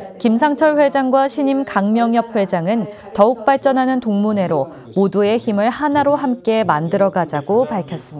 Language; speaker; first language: Korean; native; Korean